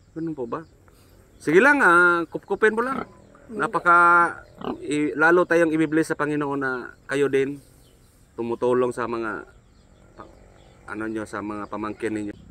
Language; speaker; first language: Filipino; native; Filipino